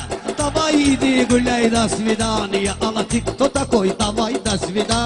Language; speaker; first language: Russian; non-native, local second language; Talysh